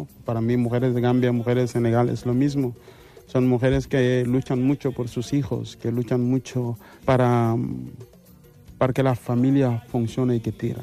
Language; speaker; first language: Spanish; non-native, fluent; Wolof